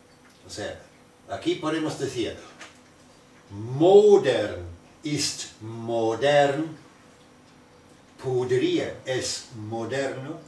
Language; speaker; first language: Spanish; non-native, fluent; German